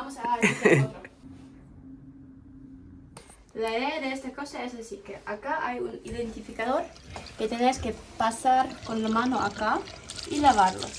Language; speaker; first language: Spanish; non-native, learner; Ukrainian